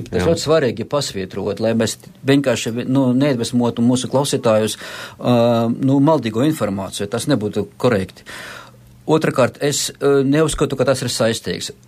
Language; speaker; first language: Latvian; non-native, local second language; Russian